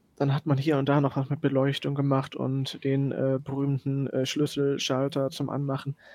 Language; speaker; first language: German; native; German